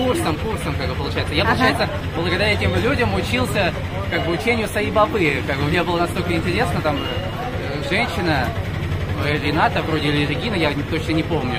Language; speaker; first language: Russian; native; Russian